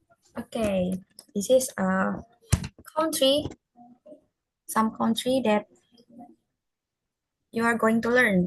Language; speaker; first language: English; non-native, fluent; Indonesian